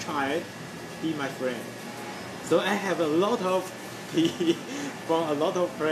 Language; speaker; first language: English; non-native, learner; Chinese